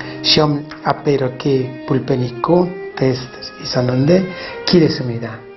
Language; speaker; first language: Korean; non-native, fluent; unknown